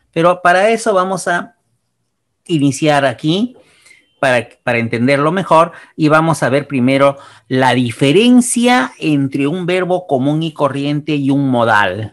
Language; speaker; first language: Spanish; native; Spanish